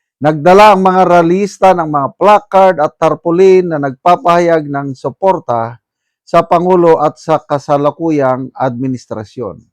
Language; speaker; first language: Filipino; non-native, local second language; Iloko